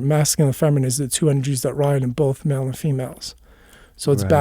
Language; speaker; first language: English; native; English